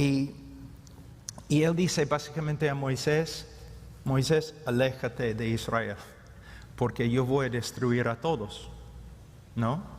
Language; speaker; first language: Spanish; non-native, fluent; English